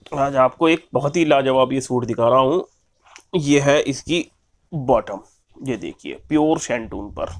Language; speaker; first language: Hindi; native; Hindi